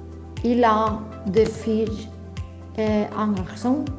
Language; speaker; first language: French; non-native, learner; Spanish